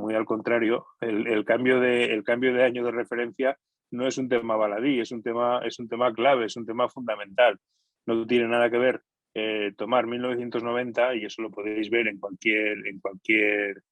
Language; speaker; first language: Spanish; native; Spanish